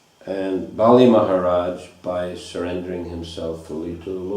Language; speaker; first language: English; non-native, fluent; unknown